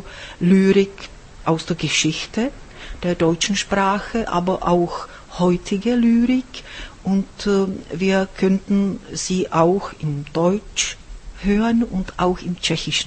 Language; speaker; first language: German; non-native, fluent; Czech